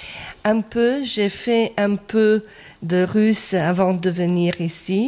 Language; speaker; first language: French; non-native, fluent; Croatian